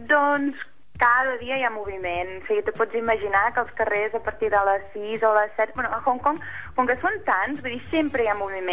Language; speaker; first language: Catalan; native; Catalan